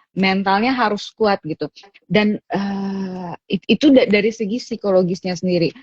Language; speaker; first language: Indonesian; native; Indonesian